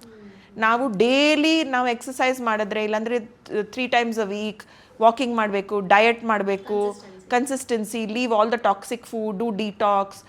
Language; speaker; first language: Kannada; non-native, local second language; Hindi